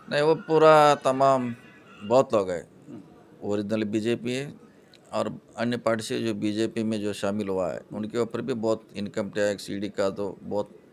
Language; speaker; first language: Hindi; non-native, local second language; Kannada